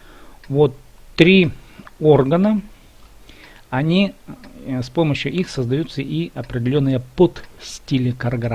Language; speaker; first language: Russian; native; Russian